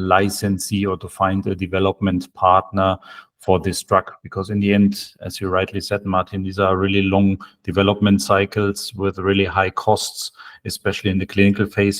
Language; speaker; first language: English; non-native, fluent; German